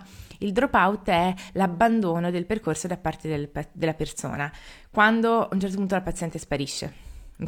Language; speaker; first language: Italian; native; Italian